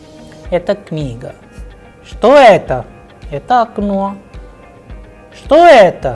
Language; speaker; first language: Russian; non-native, fluent; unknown